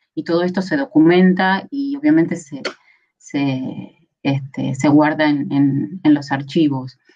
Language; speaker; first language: Spanish; native; Spanish